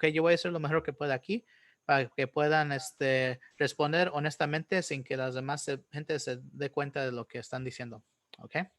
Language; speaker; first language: Spanish; early bilingual, heritage; Spanish